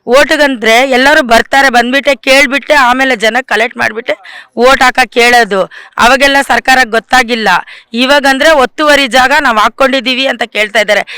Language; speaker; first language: Kannada; non-native, local second language; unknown